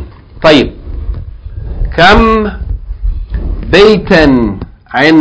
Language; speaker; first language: Arabic; non-native, fluent; English